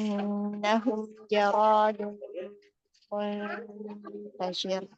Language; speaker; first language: Arabic; non-native, learner; Indonesian